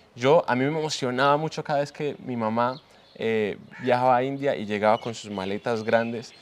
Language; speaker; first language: Spanish; native; Spanish